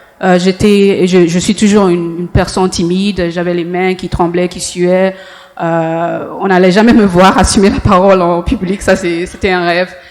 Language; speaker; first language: French; early bilingual, heritage; English